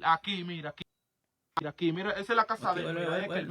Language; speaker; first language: Spanish; native; Spanish